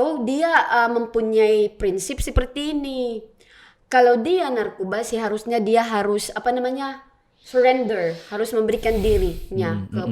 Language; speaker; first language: Indonesian; non-native, learner; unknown